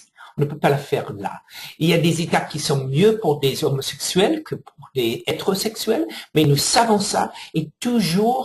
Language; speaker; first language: French; non-native, fluent; English